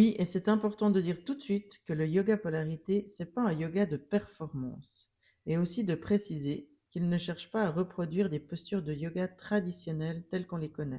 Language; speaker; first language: French; native; French